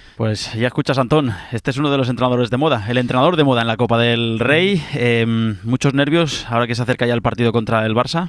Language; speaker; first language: Spanish; native; Spanish